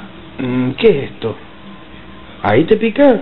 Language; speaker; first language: Spanish; native; Spanish